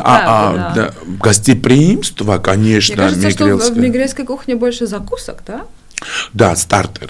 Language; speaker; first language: Russian; non-native, fluent; Georgian